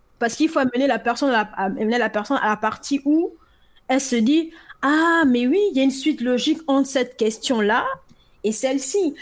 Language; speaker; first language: French; native; French